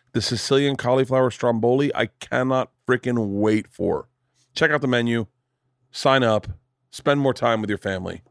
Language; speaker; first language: English; native; English